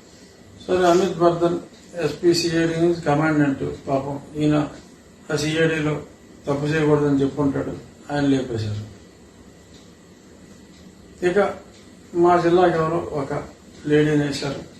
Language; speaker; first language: Telugu; native; Telugu